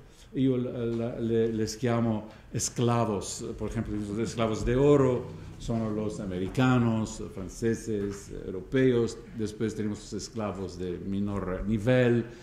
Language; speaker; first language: Spanish; non-native, fluent; Arabic